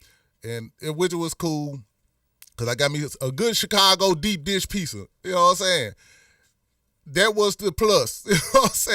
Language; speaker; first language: English; native; English